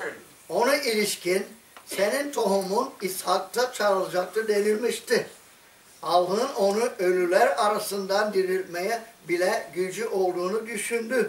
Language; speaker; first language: Turkish; non-native, fluent; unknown